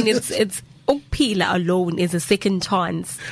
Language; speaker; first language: English; non-native, local second language; Zulu